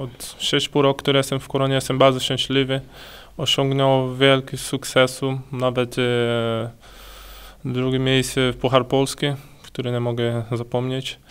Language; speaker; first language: Polish; non-native, learner; Portuguese